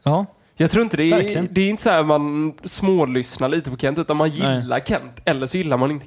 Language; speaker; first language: Swedish; native; Swedish